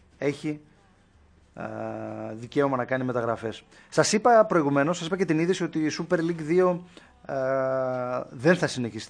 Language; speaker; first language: Greek; native; Greek